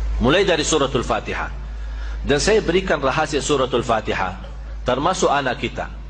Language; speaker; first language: Malay; non-native, fluent; Arabic